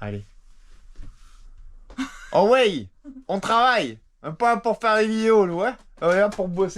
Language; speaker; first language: French; native; French